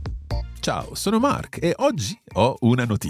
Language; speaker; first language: Italian; non-native, fluent; English